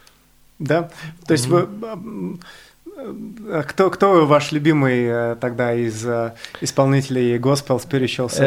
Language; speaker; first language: Russian; native; Russian